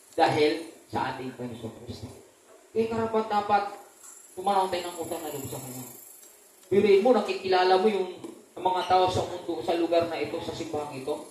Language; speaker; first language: Filipino; non-native, local second language; Cebuano